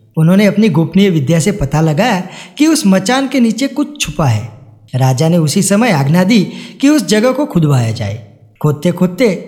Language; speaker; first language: Hindi; non-native, local second language; Gujarati